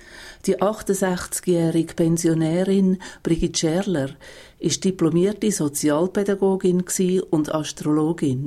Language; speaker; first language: German; native; German